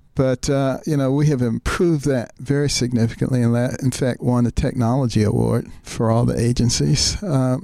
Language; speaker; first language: English; native; English